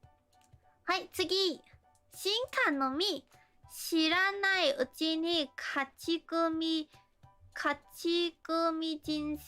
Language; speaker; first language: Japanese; non-native, learner; English